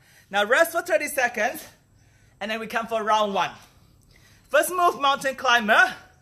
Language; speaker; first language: English; non-native, local second language; Chinese